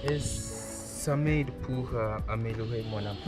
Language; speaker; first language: French; non-native, learner; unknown